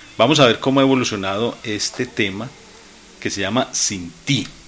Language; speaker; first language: Spanish; native; Spanish